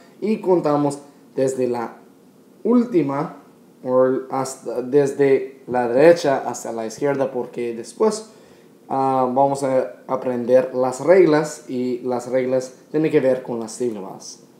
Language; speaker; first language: Spanish; non-native, fluent; English